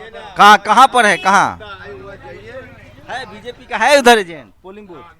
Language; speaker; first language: Hindi; native; Hindi